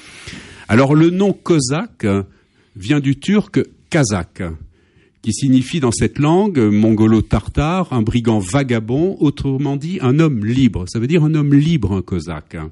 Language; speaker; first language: French; native; French